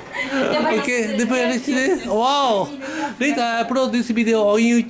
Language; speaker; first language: English; non-native, learner; Japanese